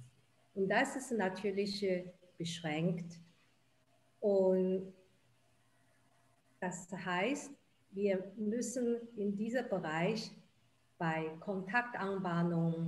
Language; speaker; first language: German; non-native, fluent; Chinese